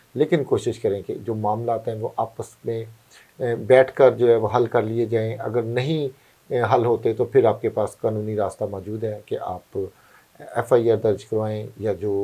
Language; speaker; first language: Urdu; non-native, local second language; Punjabi